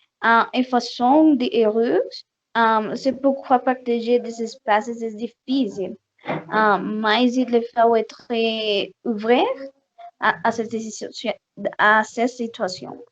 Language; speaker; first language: French; non-native, learner; Spanish